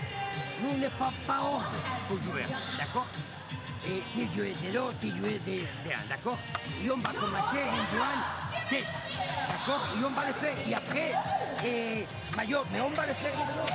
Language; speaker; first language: French; non-native, learner; Spanish